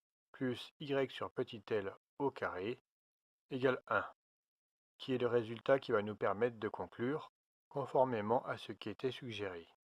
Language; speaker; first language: French; native; French